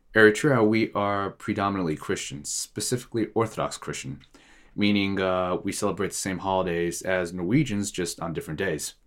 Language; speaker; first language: English; non-native, fluent; Tigrinya